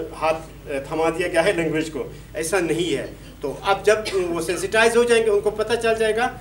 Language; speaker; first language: Urdu; non-native, local second language; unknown